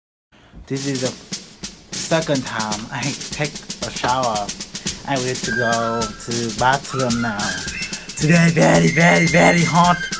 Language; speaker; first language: English; non-native, learner; Vietnamese